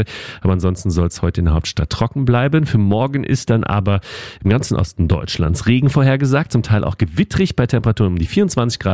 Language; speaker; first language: German; native; German